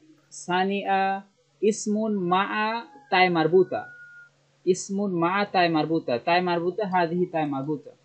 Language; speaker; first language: Arabic; non-native, learner; Bangla